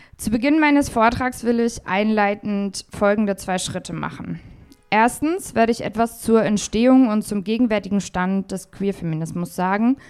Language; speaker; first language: German; native; German